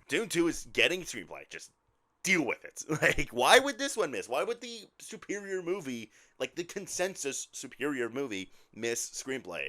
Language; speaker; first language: English; native; English